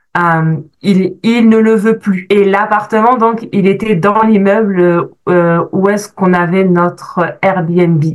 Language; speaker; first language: French; native; French